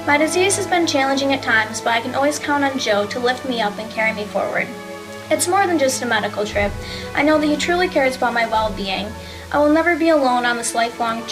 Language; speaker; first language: English; native; English